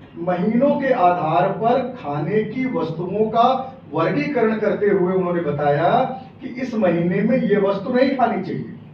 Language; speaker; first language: Hindi; non-native, local second language; Awadhi